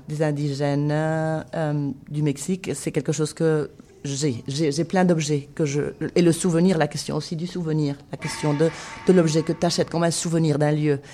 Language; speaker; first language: French; non-native, fluent; Spanish